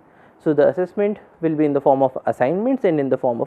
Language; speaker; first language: English; non-native, local second language; Hindi